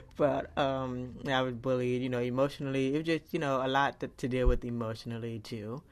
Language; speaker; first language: English; native; English